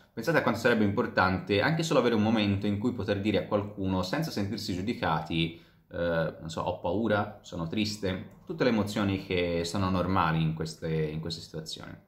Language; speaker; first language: Italian; native; Italian